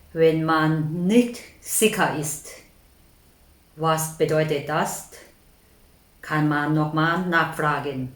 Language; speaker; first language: German; non-native, fluent; Thai